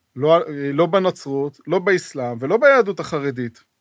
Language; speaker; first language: Hebrew; native; Hebrew